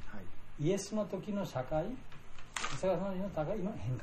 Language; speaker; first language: Japanese; non-native, learner; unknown